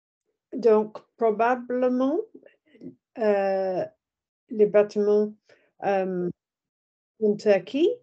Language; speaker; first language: French; non-native, learner; English